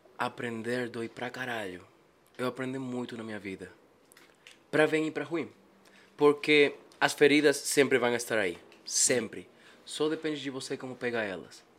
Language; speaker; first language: Portuguese; non-native, fluent; Spanish